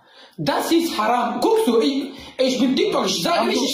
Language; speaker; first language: German; non-native, learner; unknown